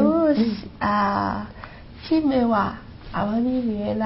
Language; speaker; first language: Japanese; non-native, learner; Chinese